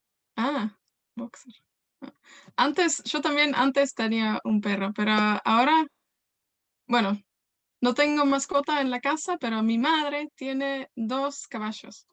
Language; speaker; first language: Spanish; non-native, fluent; Welsh